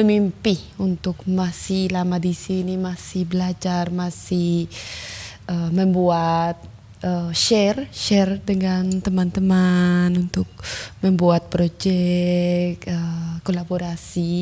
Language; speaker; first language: Indonesian; non-native, learner; Spanish